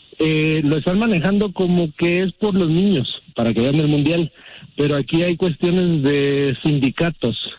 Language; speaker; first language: Spanish; early bilingual, heritage; Spanish